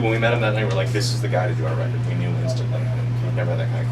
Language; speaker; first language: English; native; English